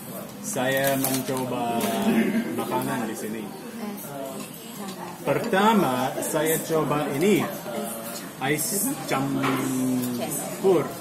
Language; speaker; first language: Indonesian; non-native, learner; English